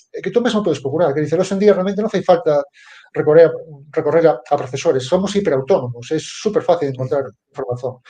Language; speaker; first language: Galician; non-native, local second language; Spanish